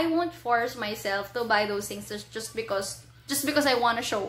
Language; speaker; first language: English; non-native, local second language; Filipino